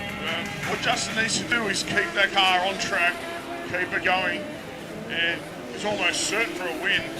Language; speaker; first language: English; native; English